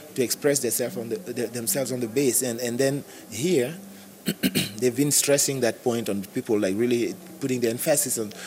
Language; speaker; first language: English; non-native, local second language; French